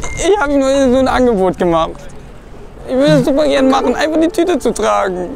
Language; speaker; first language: German; native; German